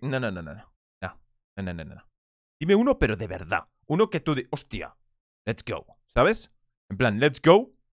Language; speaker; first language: Spanish; native; Spanish